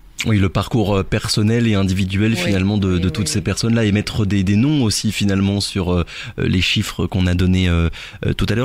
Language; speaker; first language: French; native; French